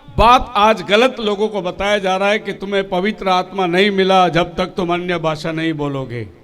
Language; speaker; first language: Hindi; non-native, local second language; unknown